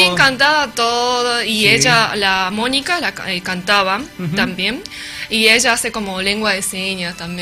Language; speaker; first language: Spanish; non-native, learner; Japanese